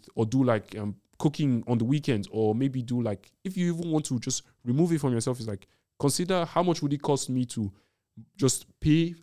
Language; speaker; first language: English; non-native, local second language; Yoruba